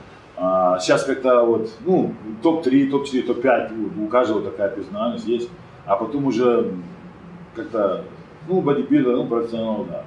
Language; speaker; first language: Russian; non-native, fluent; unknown